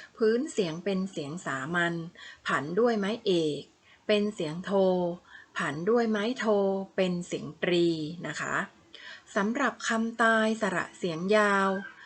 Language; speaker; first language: Thai; native; Thai